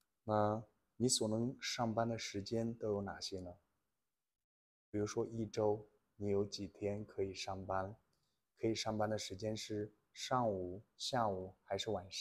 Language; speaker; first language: Chinese; native; Chinese